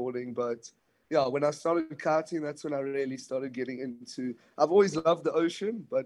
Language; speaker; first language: English; native; English